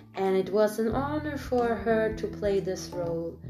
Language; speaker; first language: English; non-native, fluent; German